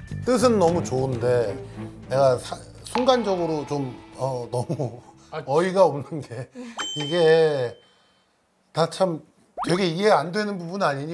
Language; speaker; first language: Korean; native; Korean